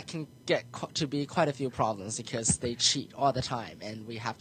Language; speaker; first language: English; native; English